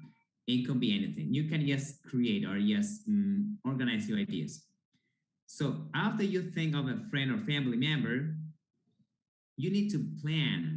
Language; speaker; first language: English; non-native, fluent; Spanish